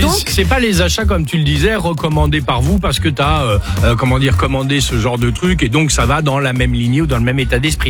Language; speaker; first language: French; native; French